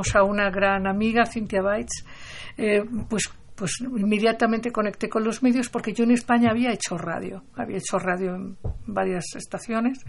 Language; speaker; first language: Spanish; native; Spanish